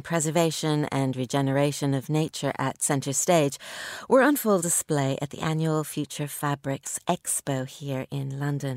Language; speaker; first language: English; native; English